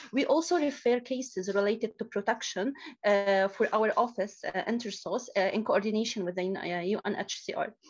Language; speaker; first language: English; non-native, learner; Arabic